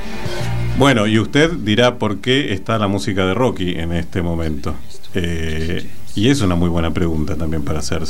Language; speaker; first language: Spanish; native; Spanish